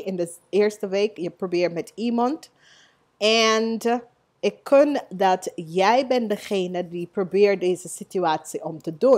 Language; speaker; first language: Dutch; non-native, learner; English